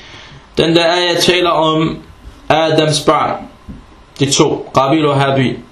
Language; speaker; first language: Danish; early bilingual, other home language; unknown